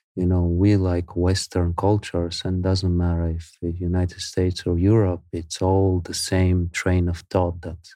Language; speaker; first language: English; non-native, fluent; Spanish